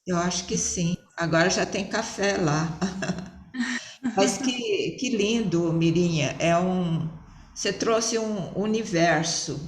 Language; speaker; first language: Portuguese; early bilingual, other home language; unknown